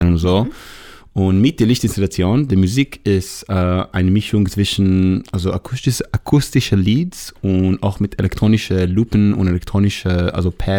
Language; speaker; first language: German; non-native, learner; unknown